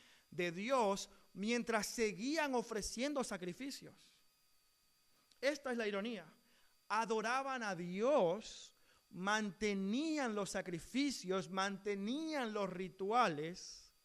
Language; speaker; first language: Spanish; native; Spanish